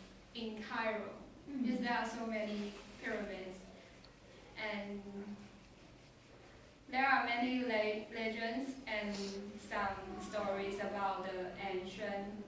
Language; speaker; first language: English; non-native, learner; Chinese